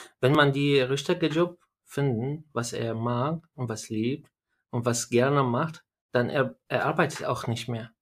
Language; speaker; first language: German; non-native, learner; Arabic